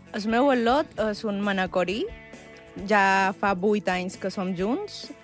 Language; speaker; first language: Catalan; early bilingual, other home language; Spanish